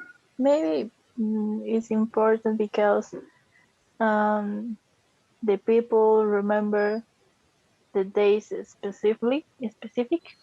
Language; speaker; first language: English; non-native, learner; Spanish